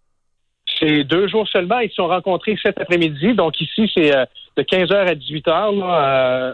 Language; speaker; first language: French; native; French